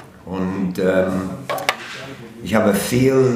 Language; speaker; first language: German; non-native, learner; English